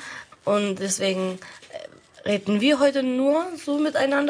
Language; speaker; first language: German; early bilingual, heritage; German